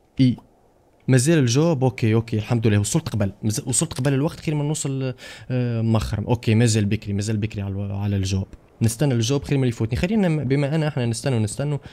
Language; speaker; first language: Arabic; native; Arabic